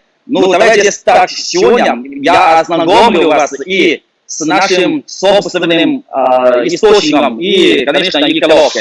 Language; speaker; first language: Russian; non-native, fluent; Chinese